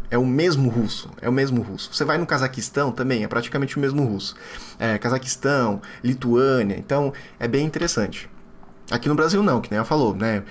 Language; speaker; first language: Portuguese; non-native, fluent; Russian